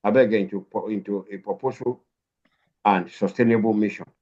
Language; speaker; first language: English; non-native, local second language; Yoruba